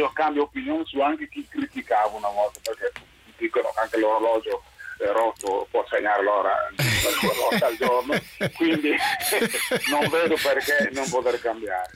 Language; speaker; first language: Italian; non-native, fluent; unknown